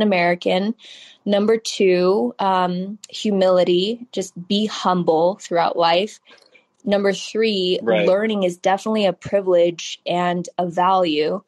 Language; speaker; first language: English; early bilingual, other home language; Chinese